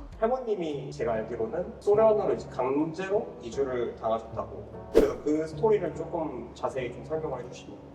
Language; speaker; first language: Korean; native; Korean